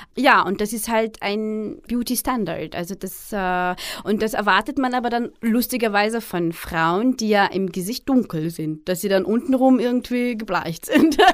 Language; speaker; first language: German; early bilingual, other home language; Arabic